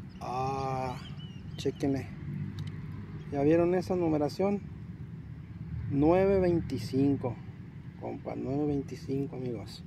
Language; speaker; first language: Spanish; native; Spanish